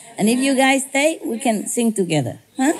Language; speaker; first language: English; non-native, fluent; Vietnamese